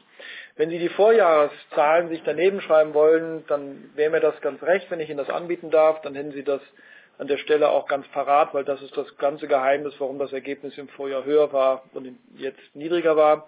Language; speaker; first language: German; native; German